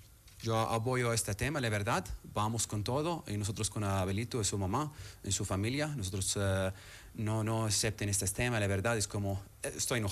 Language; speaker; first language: Spanish; non-native, learner; Arabic